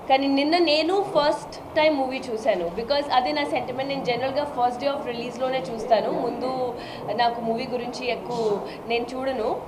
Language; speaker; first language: Telugu; non-native, local second language; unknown